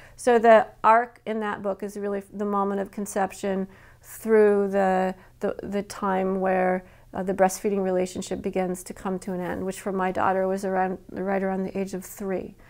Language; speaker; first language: English; native; English